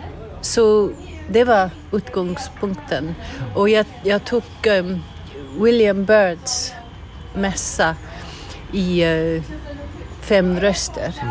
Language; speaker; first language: Swedish; non-native, fluent; English